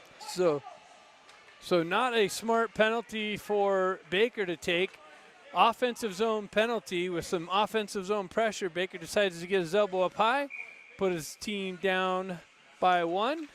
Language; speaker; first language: English; native; English